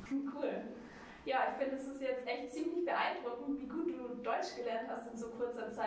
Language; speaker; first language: German; native; German